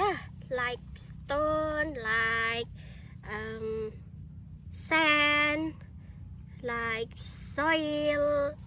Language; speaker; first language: English; non-native, learner; Indonesian